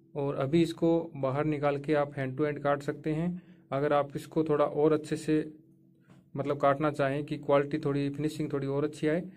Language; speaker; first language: Hindi; native; Hindi